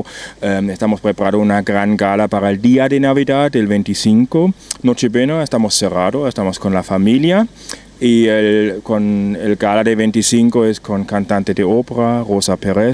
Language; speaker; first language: Spanish; non-native, learner; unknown